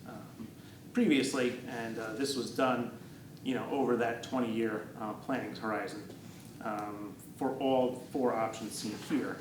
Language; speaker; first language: English; native; English